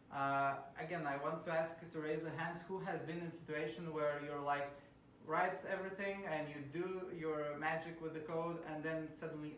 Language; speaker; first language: English; non-native, fluent; Lithuanian